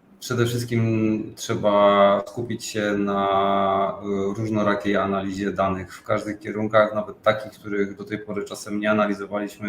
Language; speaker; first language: Polish; native; Polish